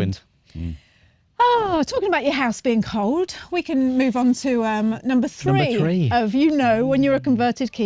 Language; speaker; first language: English; native; English